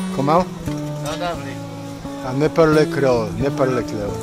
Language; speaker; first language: French; non-native, learner; Polish